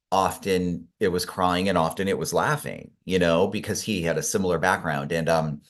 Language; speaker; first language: English; native; English